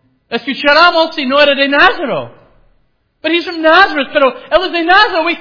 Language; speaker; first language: Spanish; non-native, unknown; English